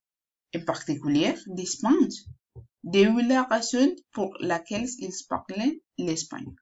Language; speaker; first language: French; non-native, learner; Spanish